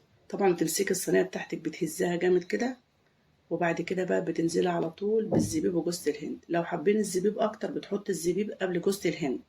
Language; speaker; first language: Arabic; native; Arabic